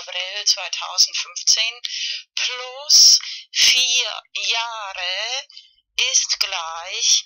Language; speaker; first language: German; non-native, fluent; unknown